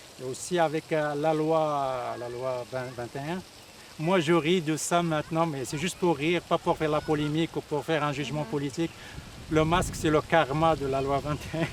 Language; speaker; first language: French; non-native, local second language; Arabic